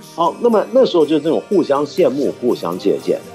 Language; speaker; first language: Chinese; non-native, local second language; Cantonese